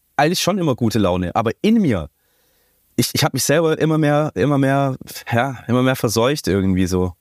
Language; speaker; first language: German; native; German